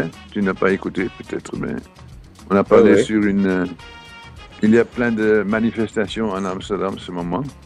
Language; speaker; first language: French; non-native, fluent; Dutch